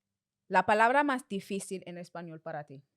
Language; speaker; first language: Spanish; non-native, fluent; English